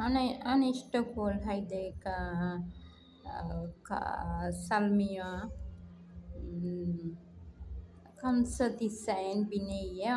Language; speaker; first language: Arabic; non-native, learner; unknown